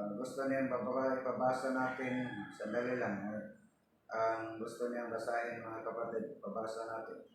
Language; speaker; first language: Filipino; non-native, local second language; Cebuano